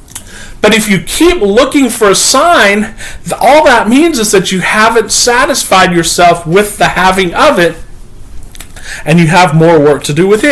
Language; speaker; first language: English; native; English